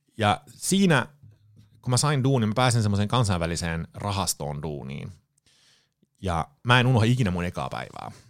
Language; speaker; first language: Finnish; early bilingual, heritage; Finnish